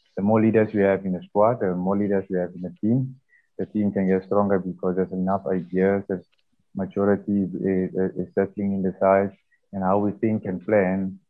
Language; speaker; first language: English; non-native, local second language; Afrikaans